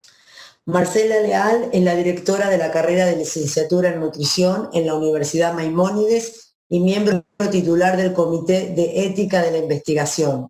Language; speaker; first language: Spanish; native; Spanish